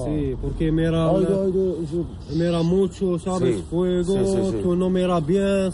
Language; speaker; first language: Spanish; non-native, learner; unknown